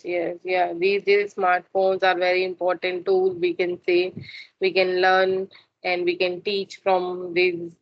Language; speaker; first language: English; non-native, learner; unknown